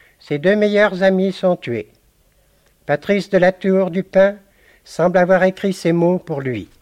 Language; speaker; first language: French; native; French